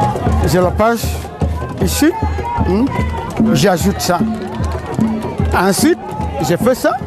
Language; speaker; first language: French; non-native, local second language; Fang